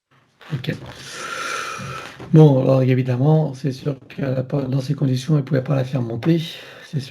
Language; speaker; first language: French; native; French